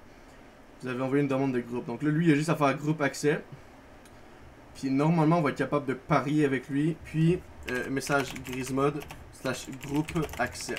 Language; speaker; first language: French; native; French